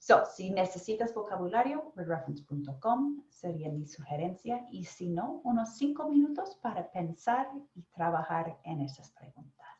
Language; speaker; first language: Spanish; non-native, fluent; English